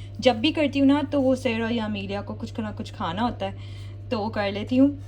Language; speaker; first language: Urdu; native; Urdu